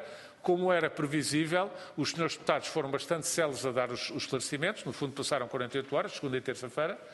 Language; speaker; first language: Portuguese; native; Portuguese